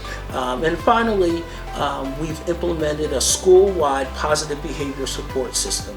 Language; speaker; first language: English; native; English